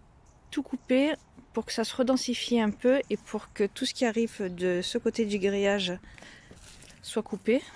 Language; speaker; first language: French; native; French